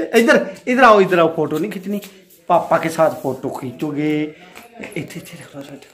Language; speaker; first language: Hindi; non-native, local second language; Punjabi